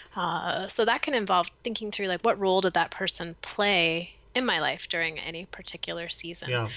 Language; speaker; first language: English; native; English